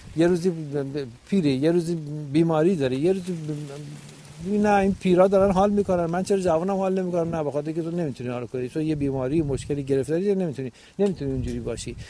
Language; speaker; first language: Persian; native; Persian